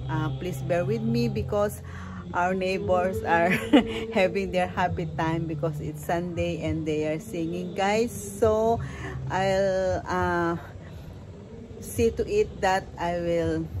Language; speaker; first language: English; non-native, local second language; Filipino